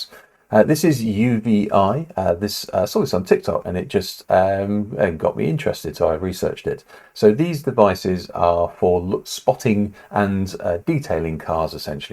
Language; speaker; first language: English; native; English